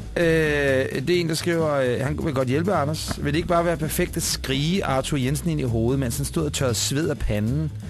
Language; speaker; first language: Danish; native; Danish